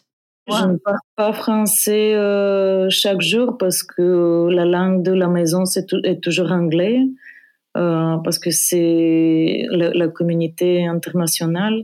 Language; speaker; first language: French; non-native, fluent; Bulgarian